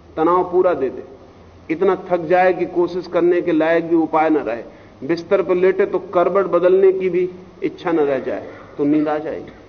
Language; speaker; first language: Hindi; native; Hindi